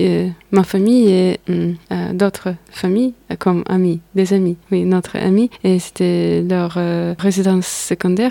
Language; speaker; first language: French; non-native, learner; Russian